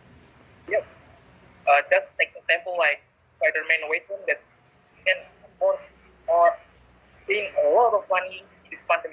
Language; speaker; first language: English; non-native, learner; Indonesian